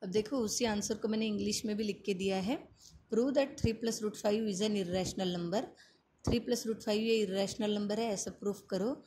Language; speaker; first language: Hindi; non-native, local second language; Marathi